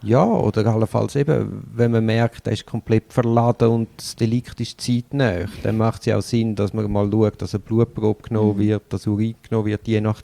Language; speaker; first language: German; native; German